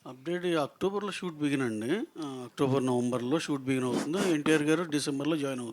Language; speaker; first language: Telugu; native; Telugu